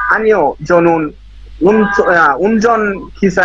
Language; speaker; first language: Korean; non-native, learner; Bangla